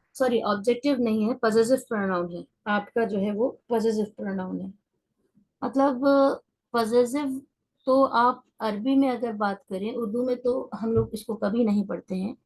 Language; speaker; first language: Urdu; native; Urdu